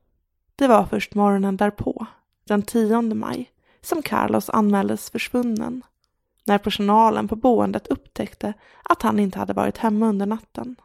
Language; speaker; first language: Swedish; native; Swedish